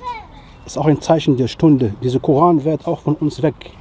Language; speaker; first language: German; non-native, fluent; Riffian